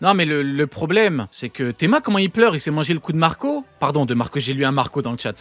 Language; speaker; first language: French; native; French